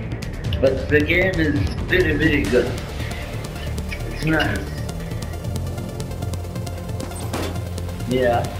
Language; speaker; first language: English; non-native, learner; Arabic